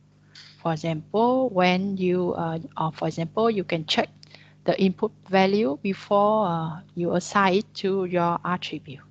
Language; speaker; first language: English; non-native, learner; Vietnamese